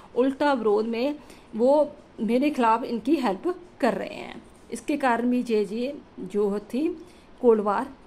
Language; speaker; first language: Hindi; non-native, local second language; Punjabi